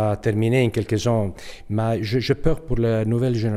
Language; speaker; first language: French; non-native, learner; Italian